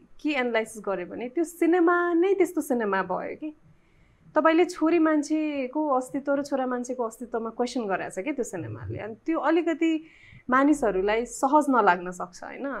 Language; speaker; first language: Nepali; native; Nepali